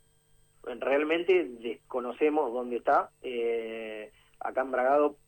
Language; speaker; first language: Spanish; native; Spanish